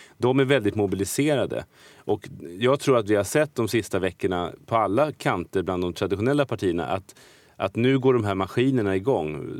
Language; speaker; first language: Swedish; native; Swedish